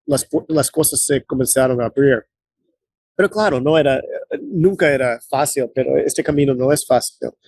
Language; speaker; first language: Spanish; non-native, fluent; English